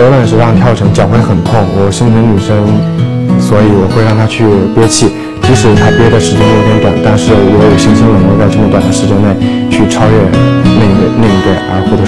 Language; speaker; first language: Chinese; native; Chinese